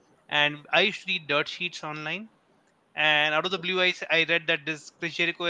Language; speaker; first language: English; non-native, local second language; Hindi